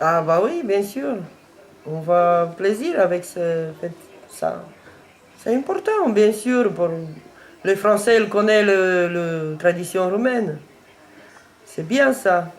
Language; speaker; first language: French; non-native, learner; Romanian